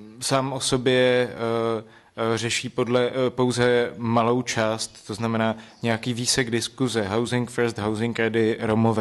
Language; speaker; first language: Czech; native; Czech